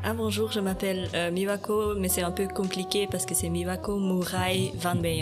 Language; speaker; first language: French; non-native, learner; Japanese